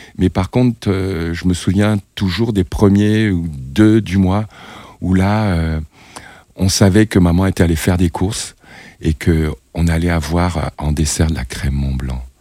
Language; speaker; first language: French; native; French